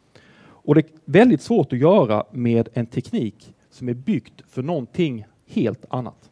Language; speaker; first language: Swedish; native; Swedish